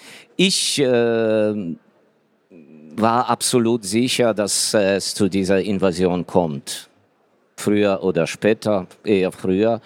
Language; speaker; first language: German; non-native, fluent; Ukrainian